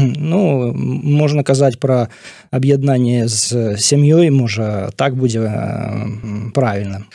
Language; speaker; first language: Belarusian; non-native, local second language; Russian